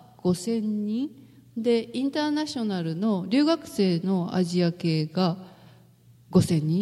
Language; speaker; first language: Japanese; native; Japanese